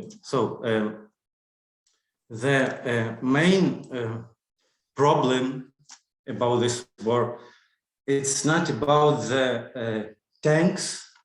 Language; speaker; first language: English; non-native, learner; Ukrainian